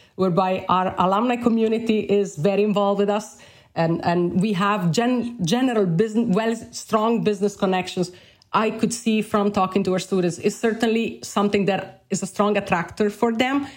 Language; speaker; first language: English; non-native, fluent; Italian